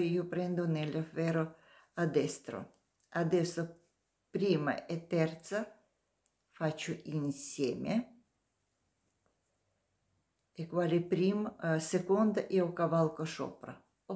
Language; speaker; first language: Italian; non-native, learner; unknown